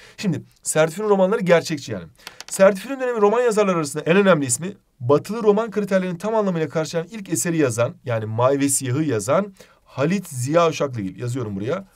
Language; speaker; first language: Turkish; native; Turkish